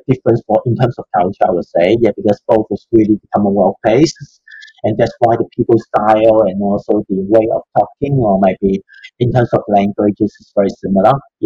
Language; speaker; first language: English; non-native, local second language; Cantonese